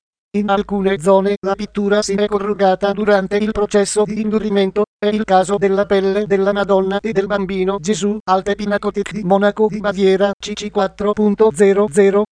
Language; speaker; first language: Italian; native; Italian